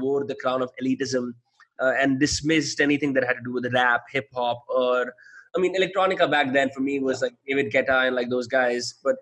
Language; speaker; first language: English; non-native, local second language; Hindi